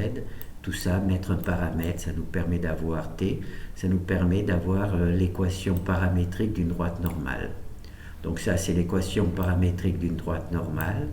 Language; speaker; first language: French; native; French